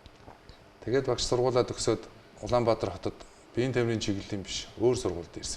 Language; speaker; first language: Mongolian; native; Mongolian